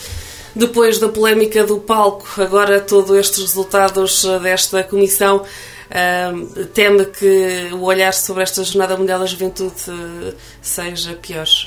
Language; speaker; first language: Portuguese; native; Portuguese